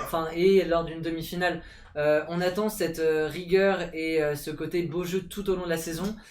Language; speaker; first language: French; native; French